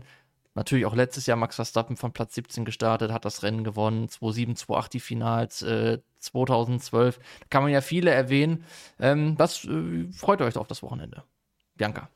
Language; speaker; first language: German; native; German